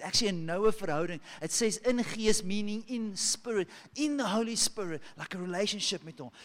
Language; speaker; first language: English; non-native, local second language; Afrikaans